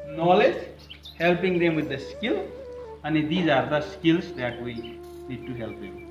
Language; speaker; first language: English; non-native, local second language; Nepali